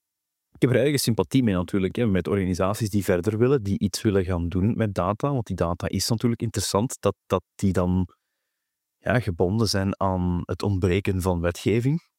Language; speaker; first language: Dutch; native; Dutch